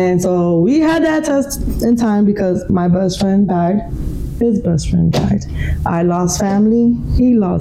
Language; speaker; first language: English; native; English